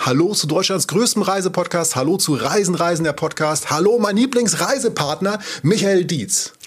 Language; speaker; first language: German; native; German